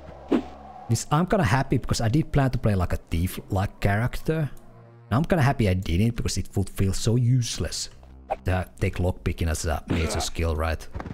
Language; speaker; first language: English; non-native, fluent; Finnish